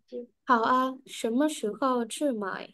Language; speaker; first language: Chinese; non-native, learner; Vietnamese